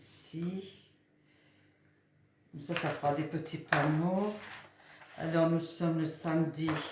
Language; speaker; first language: French; native; French